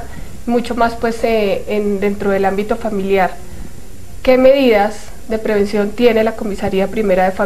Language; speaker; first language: Spanish; native; Spanish